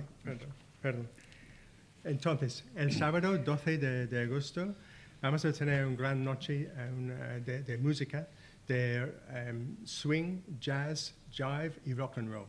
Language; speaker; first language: Spanish; non-native, learner; English